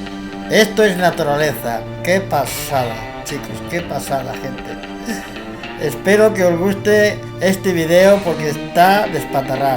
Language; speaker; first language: Spanish; native; Spanish